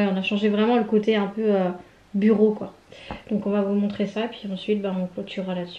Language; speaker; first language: French; native; French